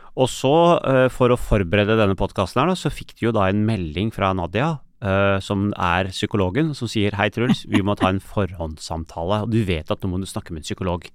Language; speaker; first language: Norwegian; early bilingual, other home language; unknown